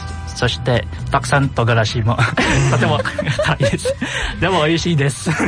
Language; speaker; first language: Japanese; non-native, learner; Bikol